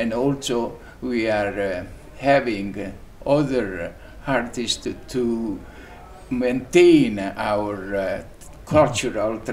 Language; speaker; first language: English; early bilingual, other home language; Italian